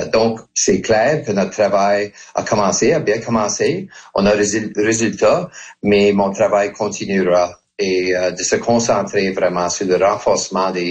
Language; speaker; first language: French; non-native, local second language; English